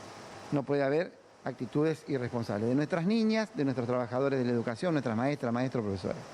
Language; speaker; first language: Spanish; native; Spanish